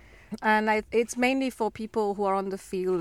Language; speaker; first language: English; non-native, local second language; Tamil